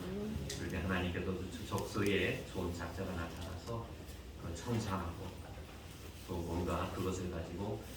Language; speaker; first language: Korean; native; Korean